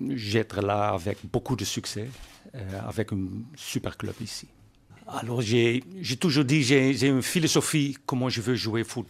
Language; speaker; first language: French; non-native, learner; Dutch